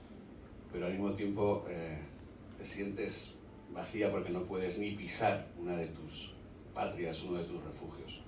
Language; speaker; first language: Spanish; native; Spanish